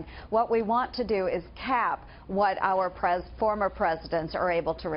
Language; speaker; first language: English; native; English